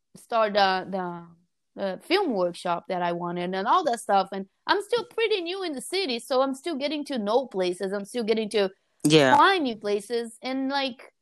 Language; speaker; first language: English; non-native, fluent; Portuguese